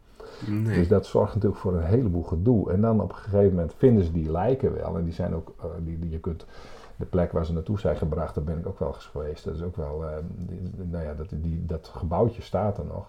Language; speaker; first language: Dutch; native; Dutch